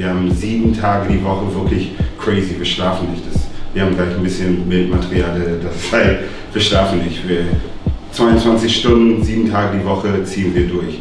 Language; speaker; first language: German; native; German